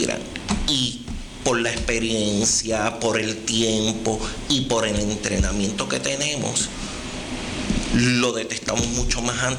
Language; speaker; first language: Spanish; native; Spanish